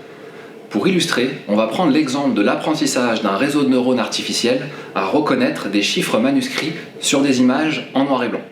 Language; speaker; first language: French; native; French